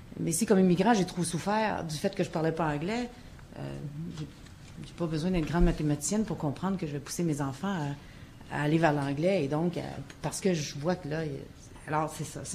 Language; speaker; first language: French; native; French